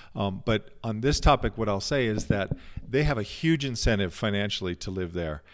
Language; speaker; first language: English; native; English